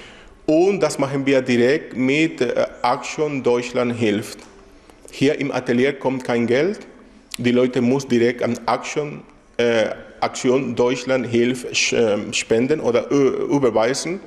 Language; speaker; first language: German; non-native, learner; Spanish